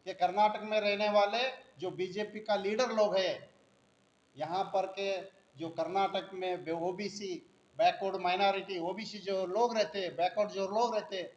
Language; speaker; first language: Hindi; non-native, local second language; Kannada